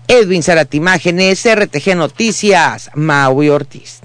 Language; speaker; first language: Spanish; native; Spanish